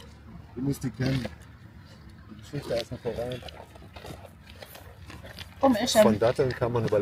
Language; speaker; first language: German; native; German